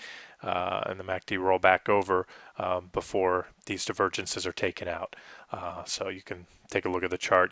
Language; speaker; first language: English; native; English